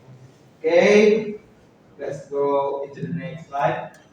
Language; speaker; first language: English; non-native, fluent; Indonesian